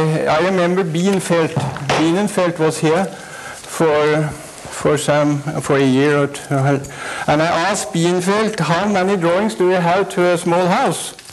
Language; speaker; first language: English; non-native, fluent; Norwegian